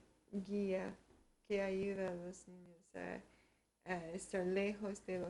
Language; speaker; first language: Spanish; early bilingual, heritage; Spanish